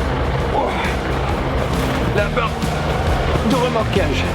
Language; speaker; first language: French; native; French